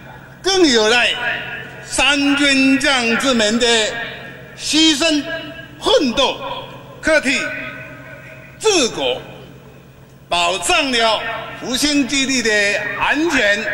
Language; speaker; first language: Chinese; non-native, local second language; Min Nan Chinese